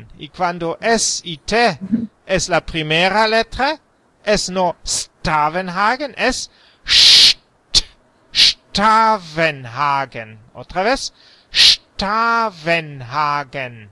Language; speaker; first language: Spanish; non-native, learner; German